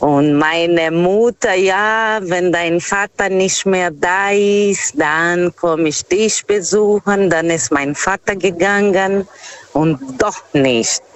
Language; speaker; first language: German; non-native, learner; Portuguese